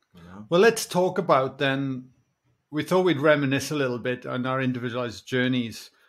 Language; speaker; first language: English; native; English